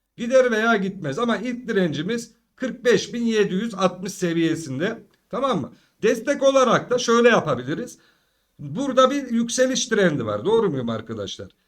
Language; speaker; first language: Turkish; early bilingual, heritage; Turkish